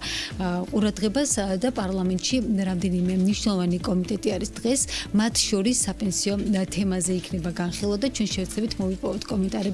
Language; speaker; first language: Georgian; native; Georgian